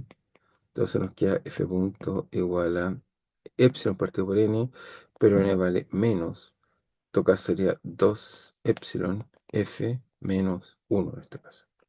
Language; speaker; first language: Spanish; native; Spanish